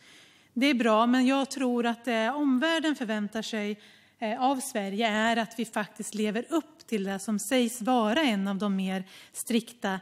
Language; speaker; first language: Swedish; native; Swedish